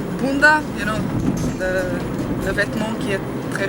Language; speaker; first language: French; non-native, fluent; Slovenian